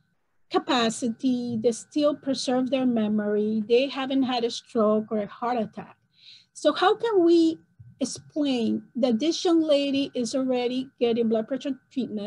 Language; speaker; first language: English; non-native, fluent; Spanish